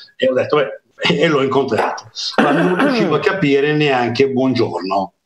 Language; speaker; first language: Italian; native; Italian